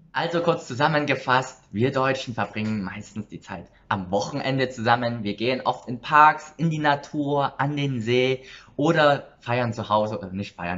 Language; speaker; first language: German; early bilingual, other home language; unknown